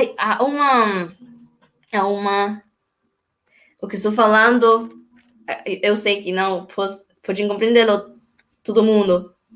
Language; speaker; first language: Portuguese; non-native, learner; Spanish